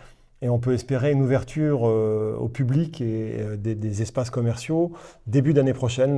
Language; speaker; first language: French; native; French